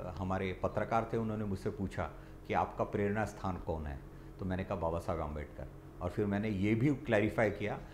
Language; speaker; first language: Hindi; non-native, local second language; Marathi